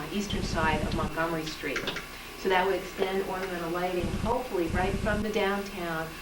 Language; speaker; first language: English; native; English